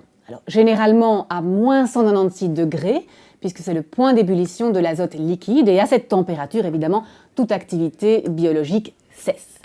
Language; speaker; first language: French; native; French